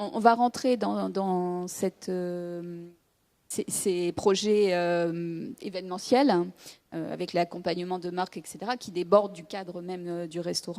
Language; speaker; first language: French; native; French